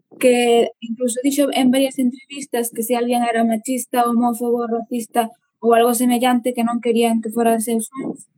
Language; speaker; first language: Galician; native; Galician